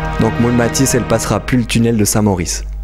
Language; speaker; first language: French; native; French